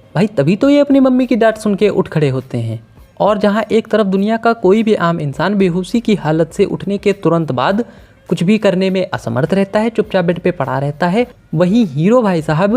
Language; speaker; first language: Hindi; native; Hindi